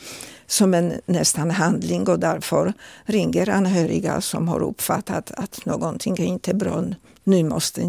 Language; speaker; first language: Swedish; non-native, fluent; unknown